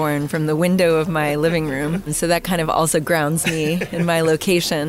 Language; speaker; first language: English; native; English